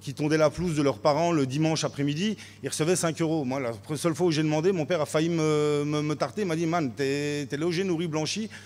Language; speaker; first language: French; native; French